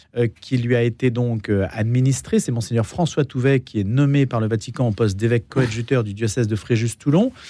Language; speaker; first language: French; native; French